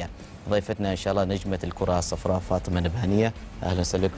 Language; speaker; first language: Arabic; native; Arabic